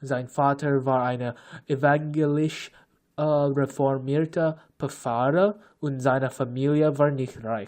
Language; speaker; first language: German; non-native, learner; English